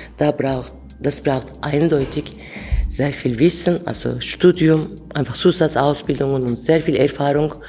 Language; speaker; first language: German; non-native, fluent; Turkish